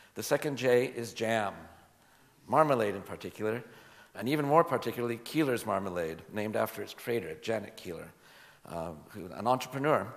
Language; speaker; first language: English; native; English